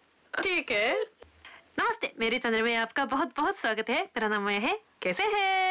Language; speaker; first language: Hindi; non-native, fluent; Japanese